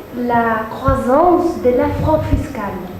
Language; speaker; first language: French; non-native, learner; Spanish